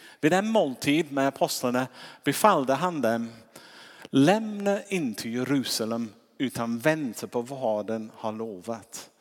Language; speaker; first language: Swedish; non-native, fluent; English